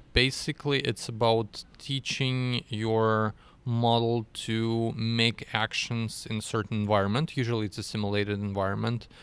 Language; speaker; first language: English; non-native, fluent; Russian